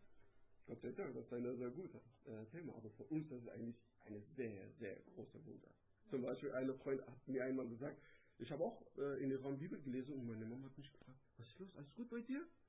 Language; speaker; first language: German; non-native, learner; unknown